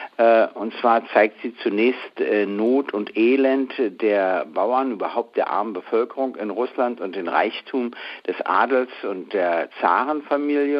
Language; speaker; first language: German; native; German